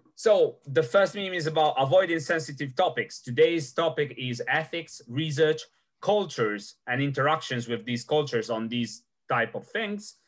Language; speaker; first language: English; non-native, fluent; Italian